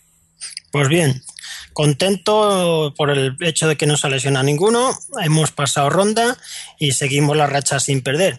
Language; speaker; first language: Spanish; native; Spanish